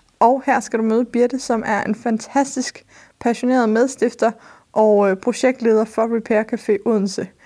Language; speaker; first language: Danish; native; Danish